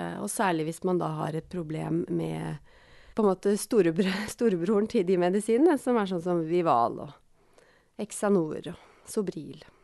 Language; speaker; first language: Norwegian; native; Norwegian